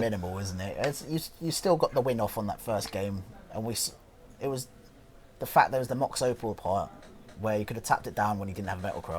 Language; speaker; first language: English; native; English